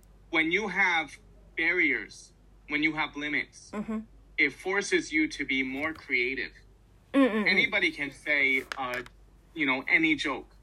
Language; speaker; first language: English; native; English